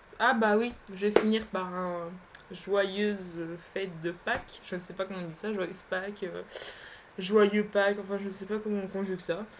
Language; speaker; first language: French; early bilingual, other home language; Polish